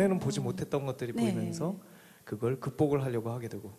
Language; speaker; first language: Korean; native; Korean